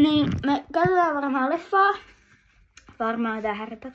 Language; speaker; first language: Finnish; native; Finnish